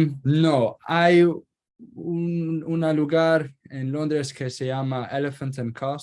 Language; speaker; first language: Spanish; non-native, learner; Kurdish